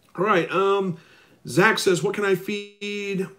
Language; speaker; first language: English; native; English